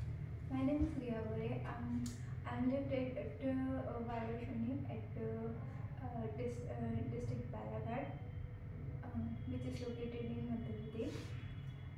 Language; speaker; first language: English; non-native, learner; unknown